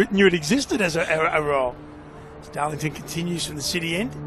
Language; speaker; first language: English; native; English